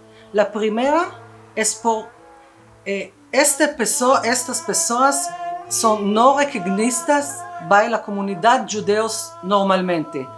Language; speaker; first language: Portuguese; non-native, learner; Spanish